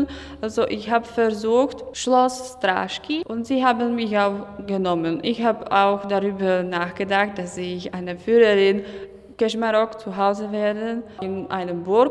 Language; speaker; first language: German; non-native, fluent; Slovak